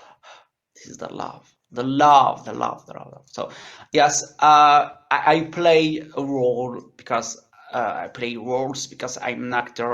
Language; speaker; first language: English; non-native, learner; French